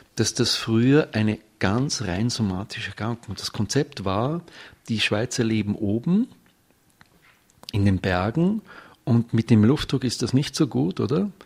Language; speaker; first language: German; native; German